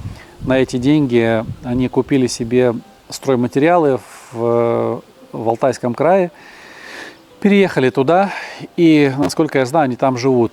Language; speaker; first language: Russian; native; Russian